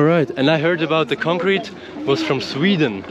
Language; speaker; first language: English; non-native, fluent; Swiss German